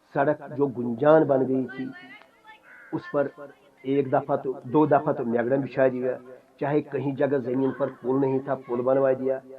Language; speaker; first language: Urdu; non-native, local second language; Kashmiri